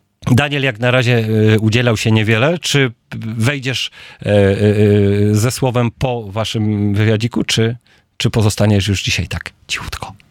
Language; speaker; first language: Polish; native; Polish